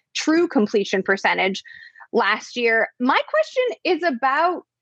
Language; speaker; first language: English; native; English